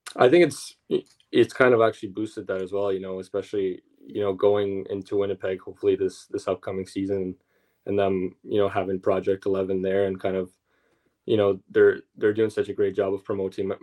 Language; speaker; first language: English; early bilingual, other home language; Russian